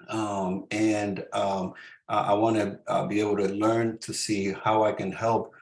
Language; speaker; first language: English; early bilingual, other home language; Spanish